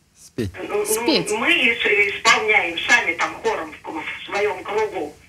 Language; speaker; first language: Russian; native; Russian